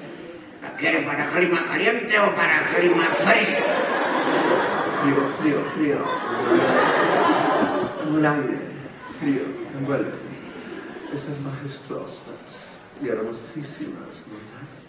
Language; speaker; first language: Spanish; native; Spanish